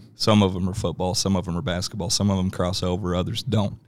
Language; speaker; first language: English; native; English